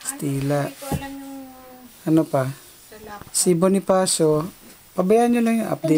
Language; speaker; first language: Filipino; native; Filipino